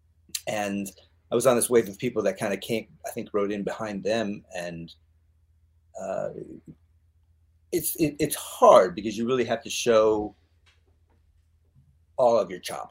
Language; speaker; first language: English; native; English